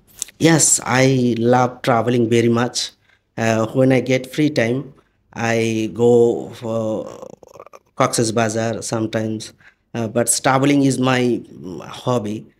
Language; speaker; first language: English; non-native, learner; Bangla